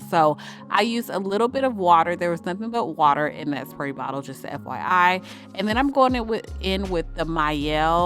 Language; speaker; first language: English; native; English